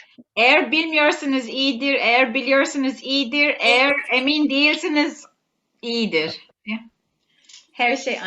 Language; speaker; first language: Turkish; non-native, learner; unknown